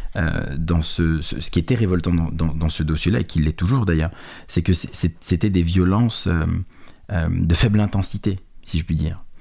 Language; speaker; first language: French; native; French